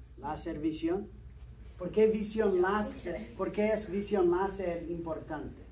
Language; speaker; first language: Spanish; non-native, fluent; English